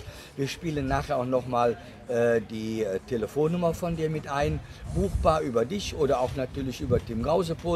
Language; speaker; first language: German; native; German